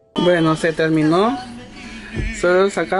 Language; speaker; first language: Spanish; native; Spanish